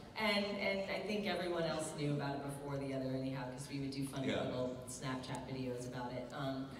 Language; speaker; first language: English; native; English